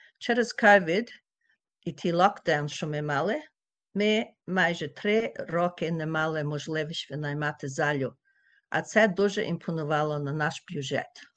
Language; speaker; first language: Ukrainian; early bilingual, heritage; Ukrainian